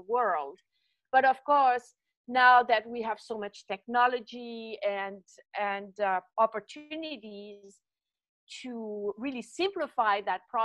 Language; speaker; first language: English; non-native, fluent; French